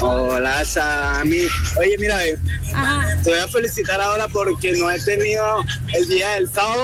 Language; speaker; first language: Spanish; native; Spanish